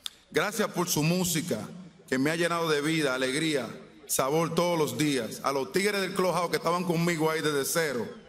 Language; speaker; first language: Spanish; native; Spanish